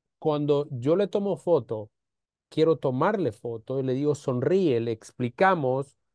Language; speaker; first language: Spanish; non-native, fluent; Romanian